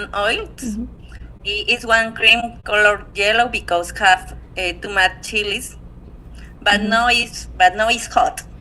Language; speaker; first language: English; non-native, learner; Spanish